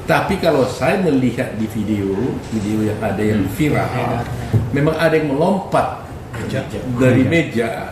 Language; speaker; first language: Indonesian; native; Indonesian